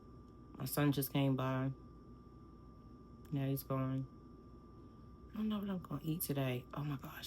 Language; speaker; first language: English; native; English